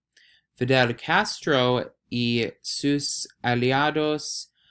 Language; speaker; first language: Spanish; non-native, learner; English